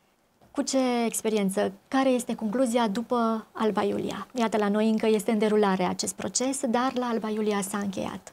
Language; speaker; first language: Romanian; native; Romanian